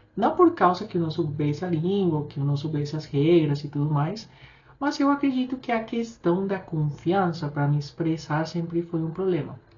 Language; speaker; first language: Portuguese; non-native, fluent; Spanish